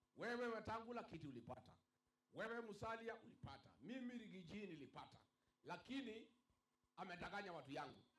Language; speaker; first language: Swahili; non-native, local second language; Kikuyu